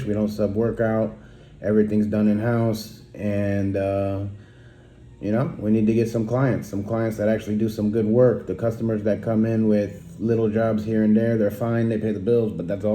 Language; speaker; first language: English; native; English